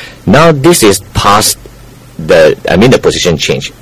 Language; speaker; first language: English; non-native, local second language; Chinese